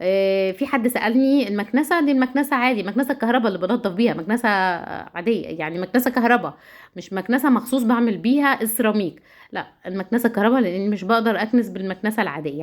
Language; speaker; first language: Arabic; native; Arabic